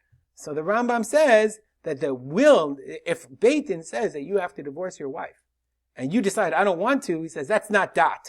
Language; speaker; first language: English; native; English